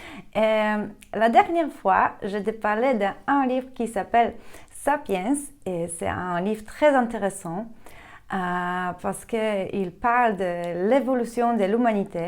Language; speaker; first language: French; non-native, fluent; Polish